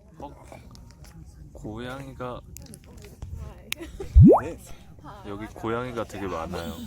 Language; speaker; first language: Korean; native; Korean